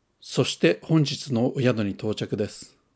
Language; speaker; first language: Japanese; native; Japanese